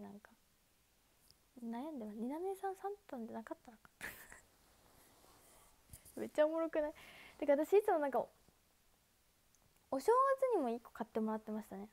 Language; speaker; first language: Japanese; native; Japanese